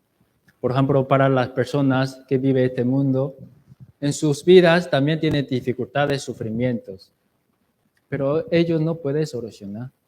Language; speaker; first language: Spanish; non-native, learner; Chinese